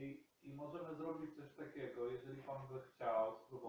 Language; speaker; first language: Polish; native; Polish